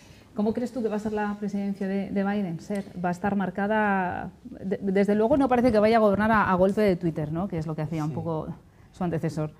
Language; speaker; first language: Spanish; native; Spanish